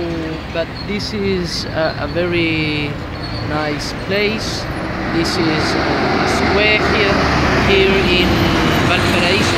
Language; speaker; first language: English; non-native, learner; Spanish